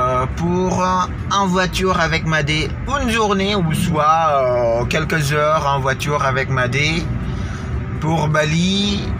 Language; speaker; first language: French; non-native, fluent; Indonesian